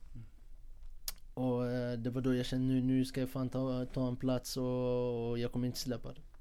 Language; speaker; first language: Swedish; non-native, fluent; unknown